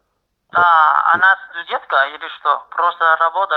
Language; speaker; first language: Russian; non-native, learner; Chinese